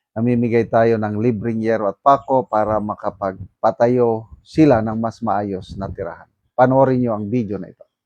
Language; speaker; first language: Filipino; non-native, local second language; Iloko